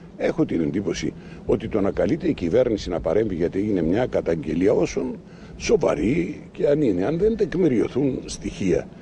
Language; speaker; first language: Greek; native; Greek